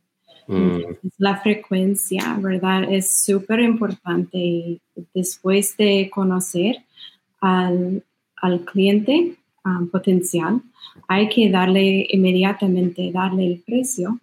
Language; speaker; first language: Spanish; non-native, fluent; English